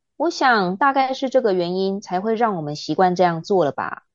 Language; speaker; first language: Chinese; native; Chinese